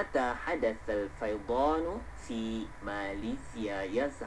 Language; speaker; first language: Arabic; non-native, fluent; Malay